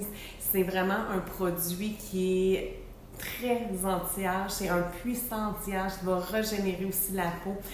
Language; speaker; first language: French; native; French